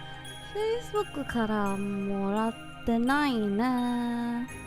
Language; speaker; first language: Japanese; non-native, learner; English